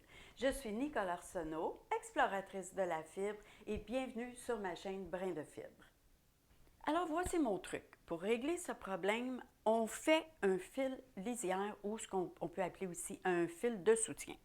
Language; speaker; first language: French; native; French